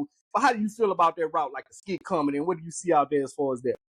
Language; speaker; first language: English; native; English